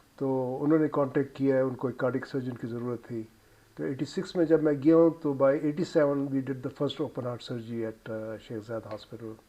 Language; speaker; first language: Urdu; non-native, local second language; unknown